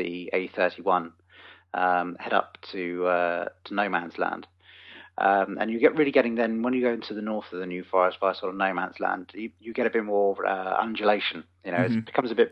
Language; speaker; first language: English; native; English